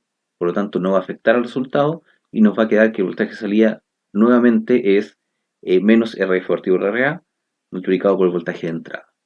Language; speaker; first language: Spanish; native; Spanish